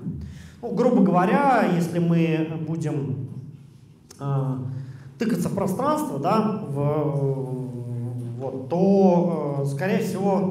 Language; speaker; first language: Russian; native; Russian